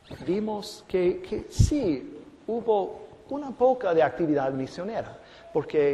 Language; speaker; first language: Spanish; non-native, fluent; English